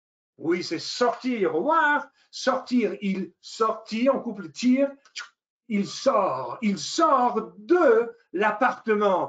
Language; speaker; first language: French; non-native, fluent; English